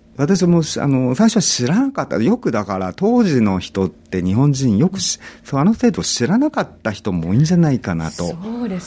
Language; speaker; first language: Japanese; native; Japanese